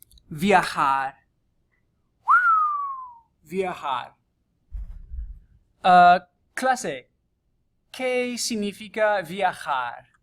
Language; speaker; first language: Spanish; non-native, fluent; English